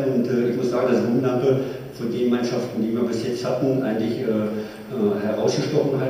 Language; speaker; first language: German; native; German